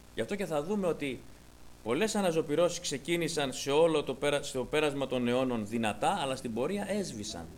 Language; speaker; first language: Greek; native; Greek